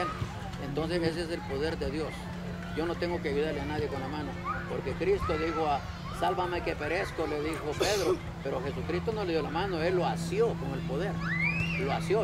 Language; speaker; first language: Spanish; native; Spanish